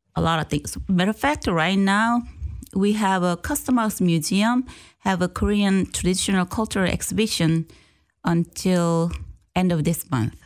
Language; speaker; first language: English; non-native, learner; Korean